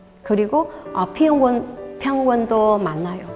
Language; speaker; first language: Korean; non-native, learner; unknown